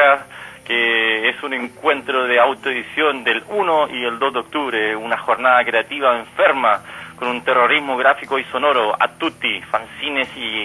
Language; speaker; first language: Spanish; native; Spanish